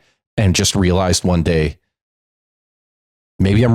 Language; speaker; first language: English; native; English